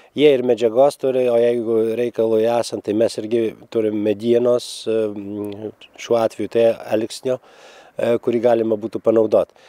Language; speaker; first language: Lithuanian; native; Lithuanian